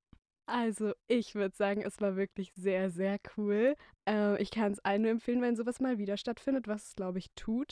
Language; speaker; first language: German; native; German